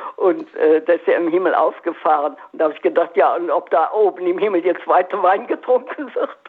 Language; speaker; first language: German; native; German